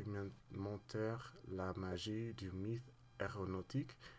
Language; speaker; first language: French; non-native, learner; English